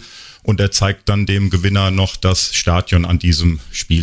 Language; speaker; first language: German; native; German